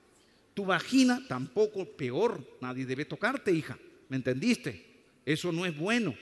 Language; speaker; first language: Spanish; native; Spanish